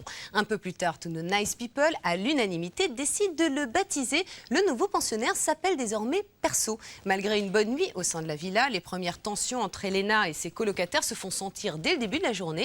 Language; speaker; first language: French; native; French